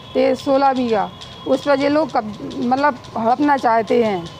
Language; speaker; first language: Hindi; native; Hindi